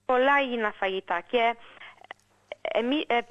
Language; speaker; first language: Greek; early bilingual, heritage; English